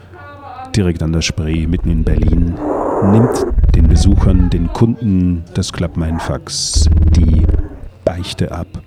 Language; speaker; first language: German; native; German